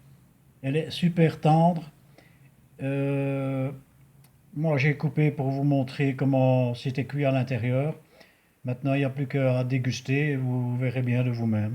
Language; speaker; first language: French; native; French